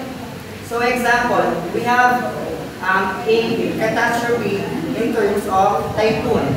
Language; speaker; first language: English; non-native, local second language; Filipino